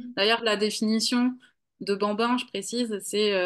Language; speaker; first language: French; native; French